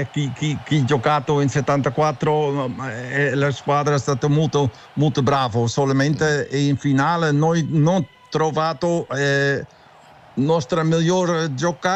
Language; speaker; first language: Italian; non-native, learner; Dutch